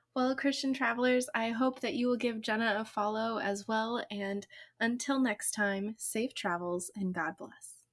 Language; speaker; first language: English; native; English